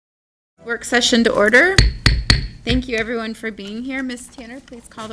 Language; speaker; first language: English; native; English